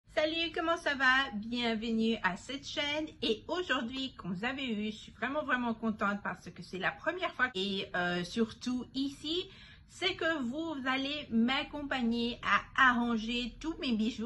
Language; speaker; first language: French; non-native, fluent; Spanish